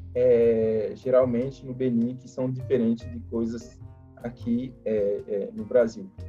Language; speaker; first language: Portuguese; non-native, fluent; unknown